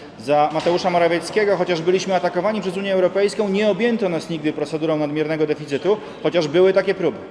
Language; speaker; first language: Polish; native; Polish